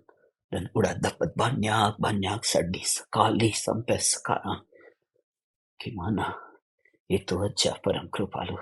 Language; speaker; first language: Indonesian; non-native, fluent; Hindi